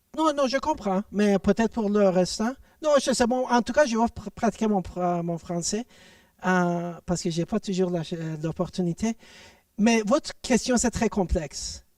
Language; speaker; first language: French; non-native, learner; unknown